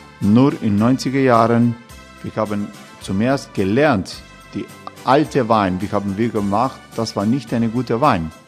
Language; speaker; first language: German; non-native, learner; Croatian